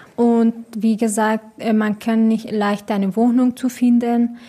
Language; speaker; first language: German; non-native, fluent; Persian